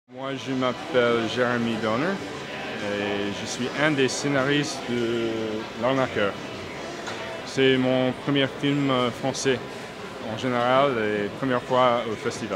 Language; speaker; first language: French; non-native, fluent; English